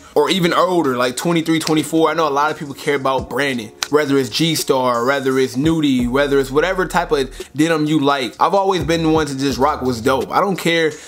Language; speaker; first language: English; native; English